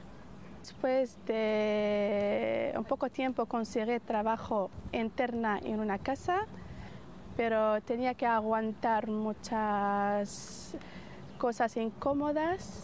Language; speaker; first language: Spanish; non-native, fluent; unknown